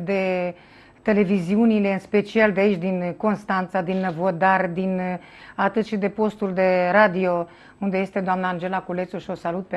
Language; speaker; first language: Romanian; native; Romanian